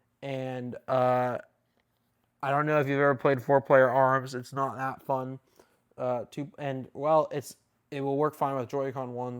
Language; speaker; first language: English; native; English